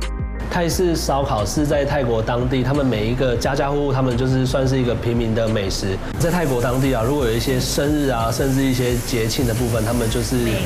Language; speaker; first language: Chinese; native; Chinese